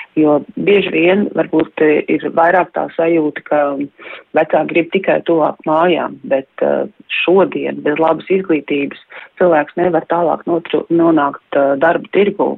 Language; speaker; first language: Latvian; native; Latvian